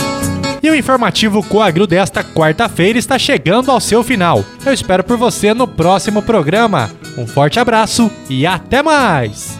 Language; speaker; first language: Portuguese; native; Portuguese